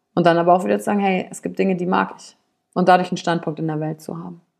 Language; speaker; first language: German; native; German